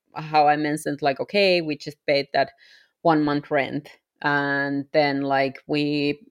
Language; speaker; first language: English; non-native, fluent; Finnish